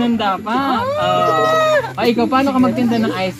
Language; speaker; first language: Filipino; non-native, local second language; Cebuano